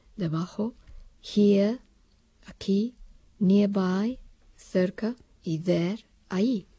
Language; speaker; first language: Spanish; non-native, fluent; English